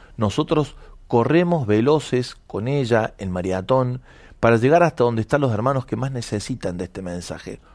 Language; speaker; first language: Spanish; native; Spanish